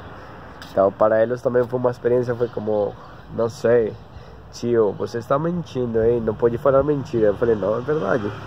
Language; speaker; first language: Portuguese; non-native, learner; Spanish